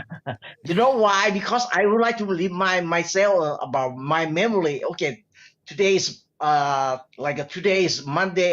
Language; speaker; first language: English; non-native, learner; Thai